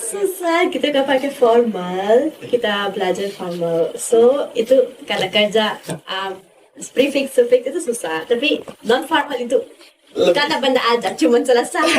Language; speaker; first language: Indonesian; non-native, fluent; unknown